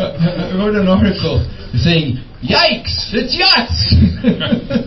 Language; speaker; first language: English; native; English